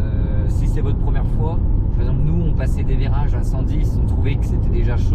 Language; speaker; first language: French; native; French